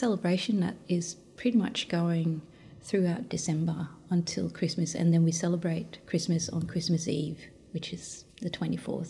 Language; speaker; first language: English; non-native, fluent; Danish